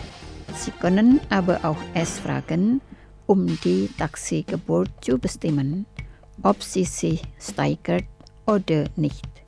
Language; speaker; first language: German; non-native, learner; Indonesian